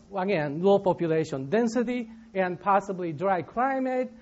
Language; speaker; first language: English; non-native, fluent; Japanese